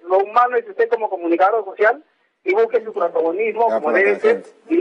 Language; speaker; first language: Spanish; native; Spanish